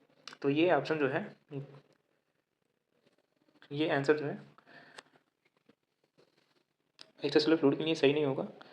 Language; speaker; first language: Hindi; native; Hindi